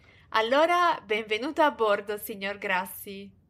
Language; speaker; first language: Italian; native; Italian